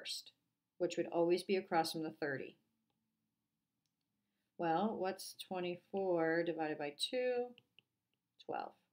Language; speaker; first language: English; native; English